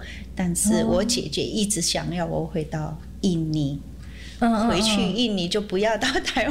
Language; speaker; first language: Chinese; early bilingual, heritage; Chinese